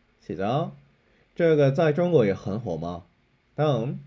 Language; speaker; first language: Chinese; non-native, fluent; Korean